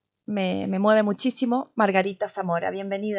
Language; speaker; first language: Spanish; native; Spanish